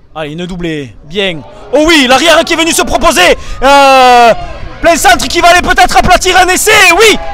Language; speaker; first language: French; native; French